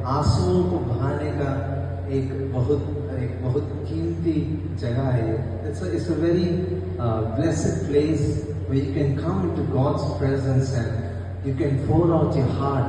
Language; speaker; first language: Hindi; non-native, local second language; Malayalam